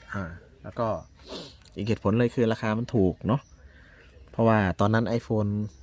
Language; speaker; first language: Thai; native; Thai